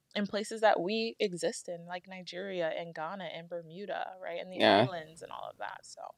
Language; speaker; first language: English; early bilingual, other home language; Akan